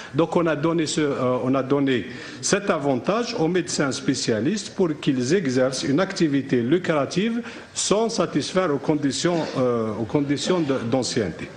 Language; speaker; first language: French; non-native, local second language; Arabic